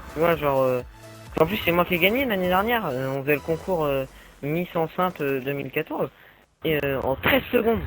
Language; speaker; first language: French; native; French